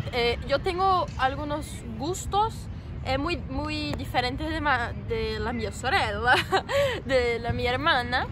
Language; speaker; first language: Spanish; non-native, learner; Portuguese